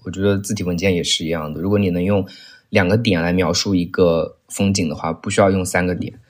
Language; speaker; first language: Chinese; native; Chinese